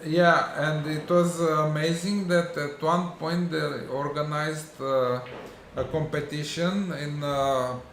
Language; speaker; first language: English; non-native, learner; Romanian